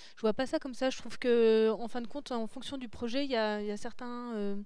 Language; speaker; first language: French; native; French